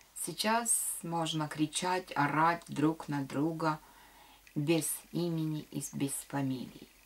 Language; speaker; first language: Russian; non-native, local second language; Latvian